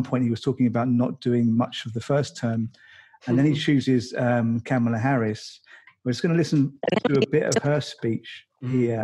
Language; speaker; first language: English; native; English